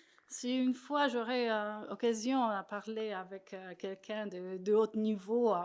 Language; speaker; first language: French; non-native, fluent; Polish